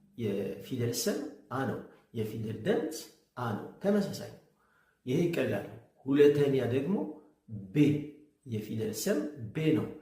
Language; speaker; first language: Amharic; non-native, learner; French